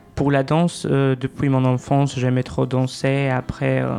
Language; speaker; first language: French; non-native, fluent; Albanian